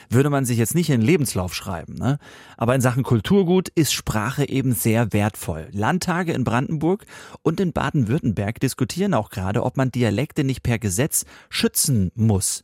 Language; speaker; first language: German; native; German